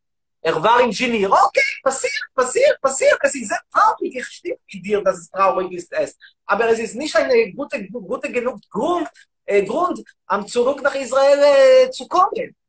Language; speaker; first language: German; non-native, learner; Hebrew